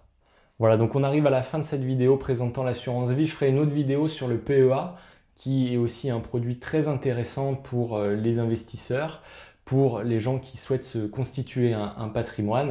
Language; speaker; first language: French; native; French